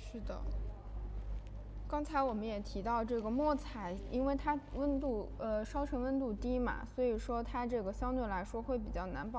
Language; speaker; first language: Chinese; native; Chinese